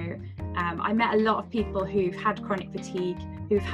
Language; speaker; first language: English; native; English